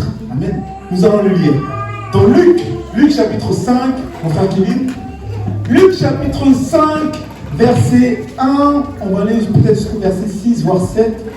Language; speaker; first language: French; native; French